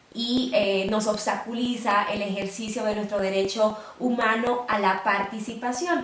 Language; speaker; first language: Spanish; native; Spanish